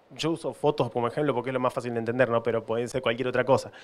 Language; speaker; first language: Spanish; native; Spanish